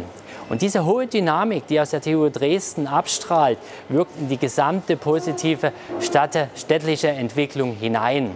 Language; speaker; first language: German; native; German